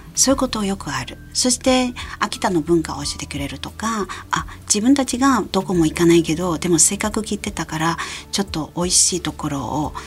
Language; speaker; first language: Japanese; non-native, fluent; Malay